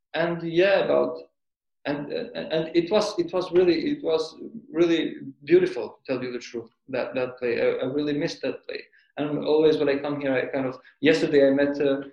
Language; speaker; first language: English; non-native, fluent; Albanian